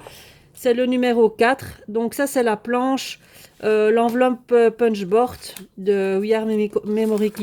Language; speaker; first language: French; native; French